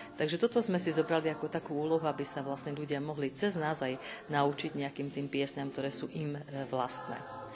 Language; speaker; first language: Slovak; native; Slovak